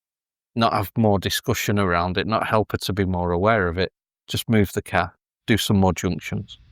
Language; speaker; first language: English; native; English